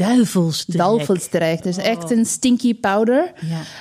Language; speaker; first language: Dutch; non-native, learner; Bangla